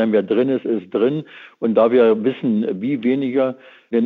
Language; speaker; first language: German; native; German